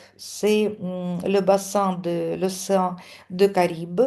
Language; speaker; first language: French; non-native, fluent; Russian